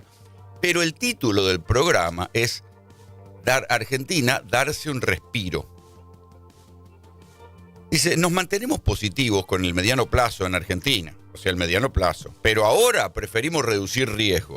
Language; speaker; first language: Spanish; native; Spanish